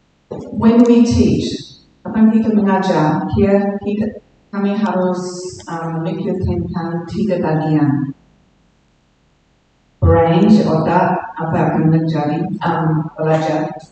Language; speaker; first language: Indonesian; non-native, learner; English